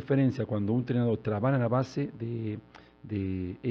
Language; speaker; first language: Portuguese; non-native, learner; Spanish